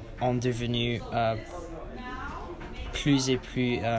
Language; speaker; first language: French; non-native, learner; English